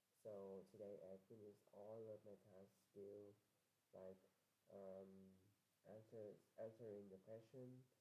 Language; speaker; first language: English; non-native, learner; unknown